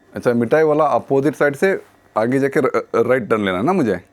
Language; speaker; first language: Hindi; non-native, local second language; Kannada